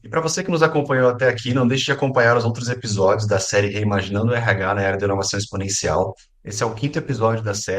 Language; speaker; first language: Portuguese; native; Portuguese